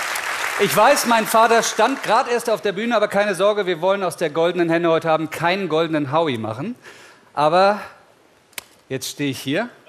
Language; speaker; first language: German; native; German